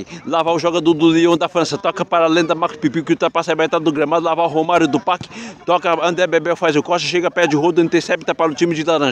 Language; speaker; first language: Portuguese; native; Portuguese